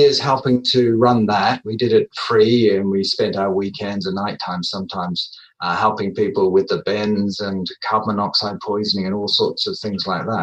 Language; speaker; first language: English; native; English